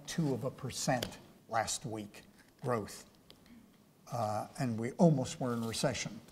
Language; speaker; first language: English; native; English